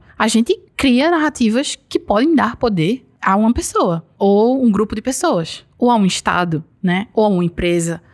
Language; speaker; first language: Portuguese; native; Portuguese